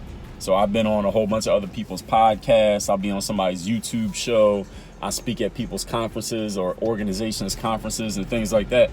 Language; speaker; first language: English; native; English